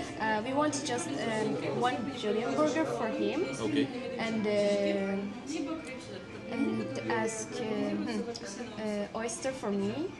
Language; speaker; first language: English; non-native, learner; Turkish